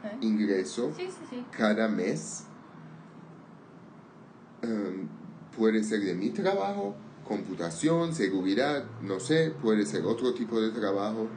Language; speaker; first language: Spanish; non-native, learner; Armenian